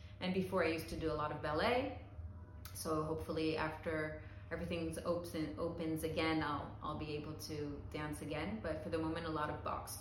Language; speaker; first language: English; early bilingual, heritage; English